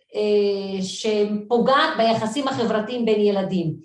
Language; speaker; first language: Hebrew; non-native, local second language; Arabic